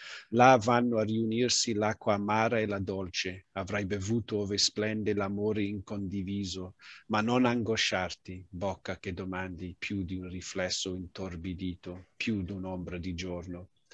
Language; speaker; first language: Italian; non-native, fluent; English